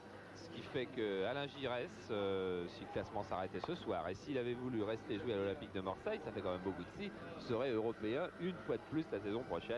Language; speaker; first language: French; native; French